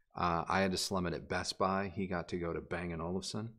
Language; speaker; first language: English; native; English